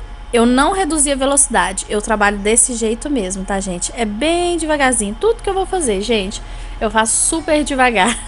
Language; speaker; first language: Portuguese; native; Portuguese